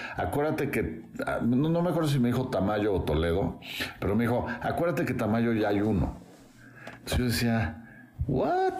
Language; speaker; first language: Spanish; native; Spanish